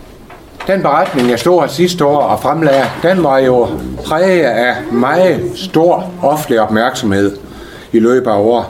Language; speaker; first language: Danish; native; Danish